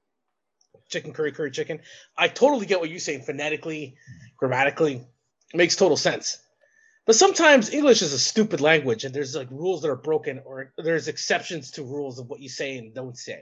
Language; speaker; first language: English; native; English